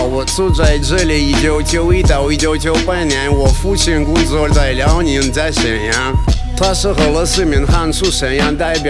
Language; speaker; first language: Chinese; non-native, learner; Russian